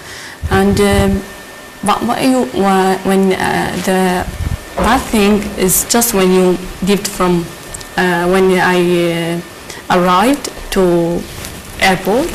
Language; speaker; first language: English; non-native, learner; Arabic